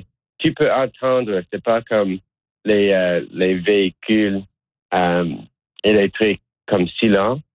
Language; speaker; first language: French; non-native, learner; English